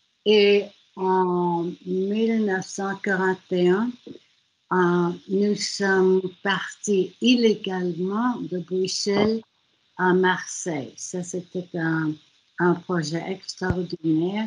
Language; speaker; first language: French; non-native, fluent; German